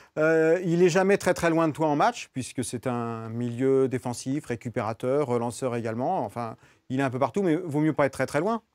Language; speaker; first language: French; native; French